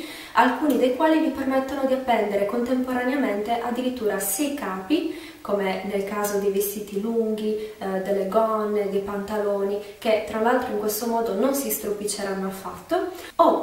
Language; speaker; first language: Italian; native; Italian